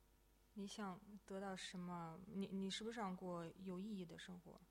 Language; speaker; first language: Chinese; non-native, fluent; Russian